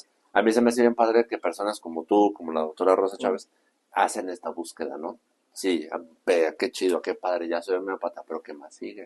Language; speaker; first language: Spanish; native; Spanish